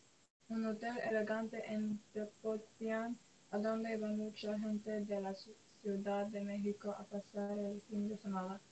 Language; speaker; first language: Spanish; non-native, learner; English